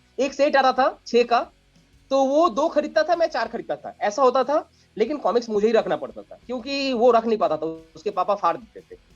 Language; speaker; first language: Hindi; non-native, local second language; Bangla